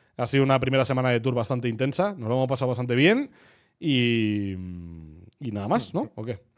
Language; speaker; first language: Spanish; native; Spanish